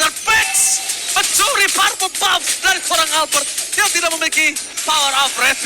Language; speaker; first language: Indonesian; native; Indonesian